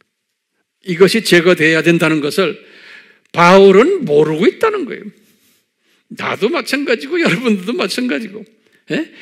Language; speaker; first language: Korean; native; Korean